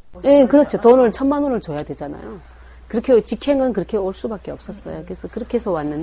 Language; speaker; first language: Korean; native; Korean